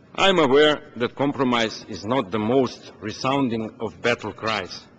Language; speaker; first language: English; non-native, fluent; Macedonian